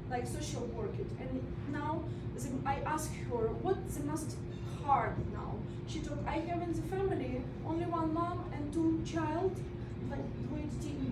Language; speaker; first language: English; non-native, learner; Russian